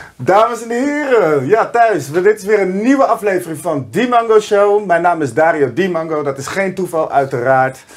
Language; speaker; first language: Dutch; native; Dutch